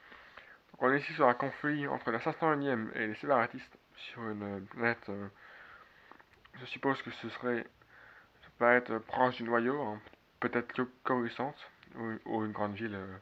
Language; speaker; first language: French; native; French